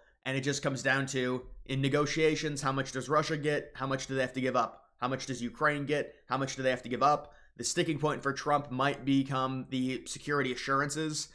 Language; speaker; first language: English; native; English